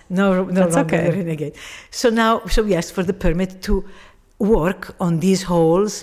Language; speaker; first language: English; non-native, fluent; Italian